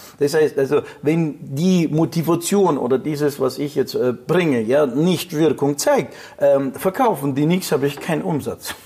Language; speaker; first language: German; non-native, fluent; Russian